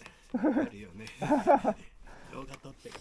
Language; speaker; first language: Japanese; native; Japanese